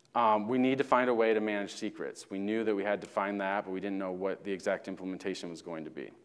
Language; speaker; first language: English; native; English